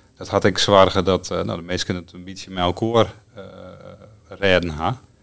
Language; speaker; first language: Dutch; non-native, local second language; Western Frisian